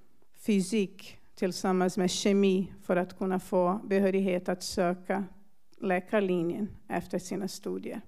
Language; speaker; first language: Swedish; non-native, fluent; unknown